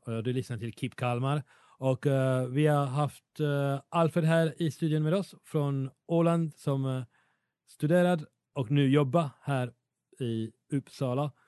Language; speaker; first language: Swedish; non-native, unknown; Italian